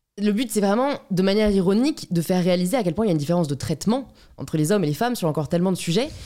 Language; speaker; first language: French; native; French